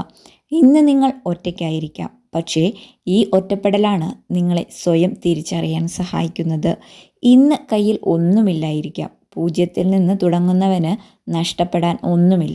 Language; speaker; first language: Malayalam; native; Malayalam